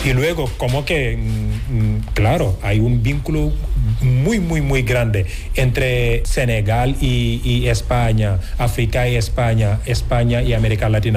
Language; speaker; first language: Spanish; non-native, fluent; Wolof